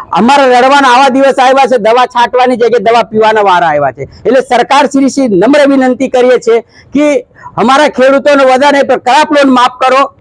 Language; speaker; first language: Gujarati; native; Gujarati